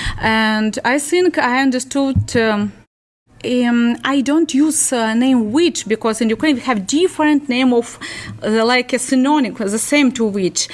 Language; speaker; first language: English; non-native, learner; Ukrainian